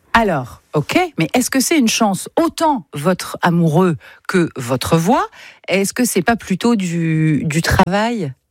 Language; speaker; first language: French; native; French